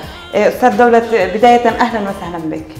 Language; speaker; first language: Arabic; native; Arabic